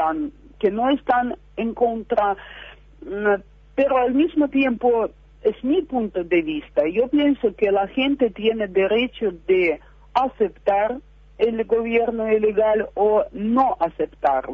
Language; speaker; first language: Spanish; non-native, fluent; Russian